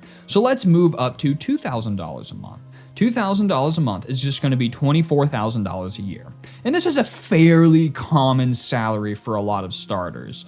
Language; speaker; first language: English; native; English